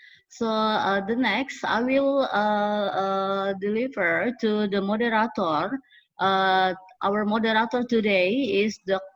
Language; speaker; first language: English; non-native, fluent; Indonesian